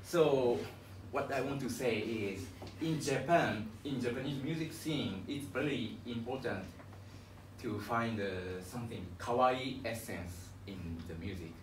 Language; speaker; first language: English; non-native, learner; Japanese